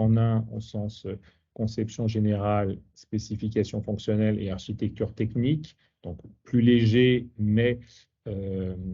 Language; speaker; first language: French; native; French